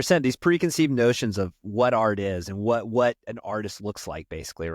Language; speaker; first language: English; native; English